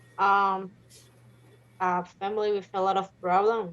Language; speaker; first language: English; non-native, learner; Portuguese